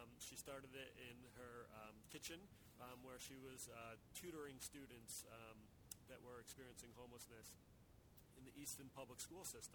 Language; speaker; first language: English; native; English